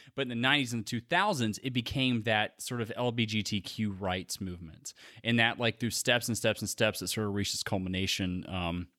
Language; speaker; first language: English; native; English